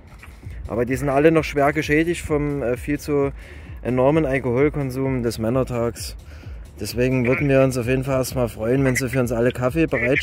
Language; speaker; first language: German; native; German